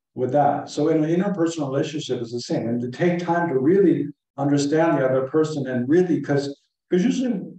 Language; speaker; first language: English; native; English